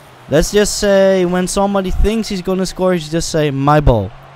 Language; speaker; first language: English; non-native, learner; Dutch